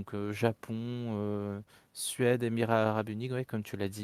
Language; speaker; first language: French; native; French